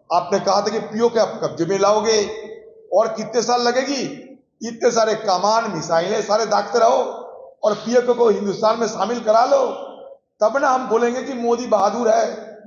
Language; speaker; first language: Hindi; non-native, local second language; Bangla